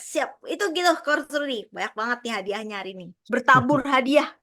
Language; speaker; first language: Indonesian; native; Indonesian